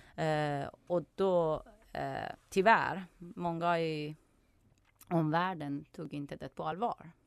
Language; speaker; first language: Swedish; non-native, fluent; Persian